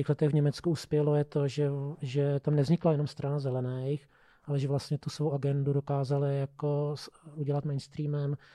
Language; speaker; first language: Czech; native; Czech